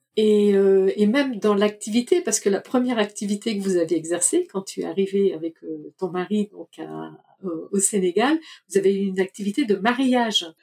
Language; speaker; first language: French; native; French